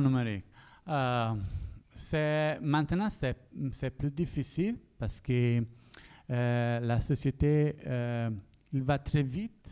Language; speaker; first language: French; non-native, learner; Italian